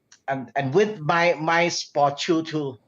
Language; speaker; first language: English; non-native, learner; Thai